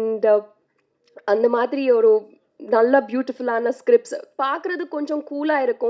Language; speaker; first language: Tamil; non-native, learner; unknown